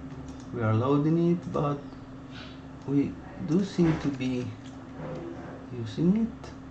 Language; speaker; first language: English; non-native, fluent; Spanish